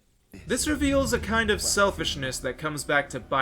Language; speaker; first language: English; native; English